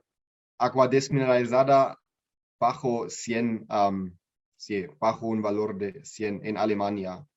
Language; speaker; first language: Spanish; non-native, learner; German